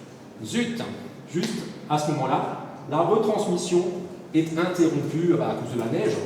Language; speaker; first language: French; native; French